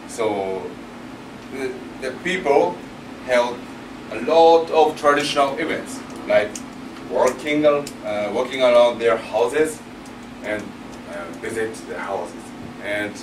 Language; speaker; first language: English; non-native, learner; Japanese